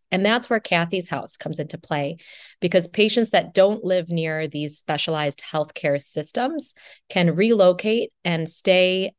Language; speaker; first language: English; native; English